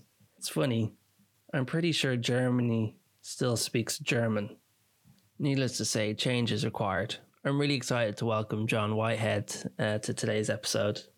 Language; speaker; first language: English; native; English